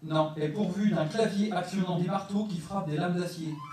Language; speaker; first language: French; native; French